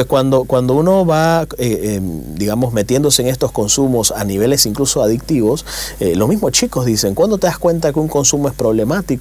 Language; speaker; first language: Spanish; native; Spanish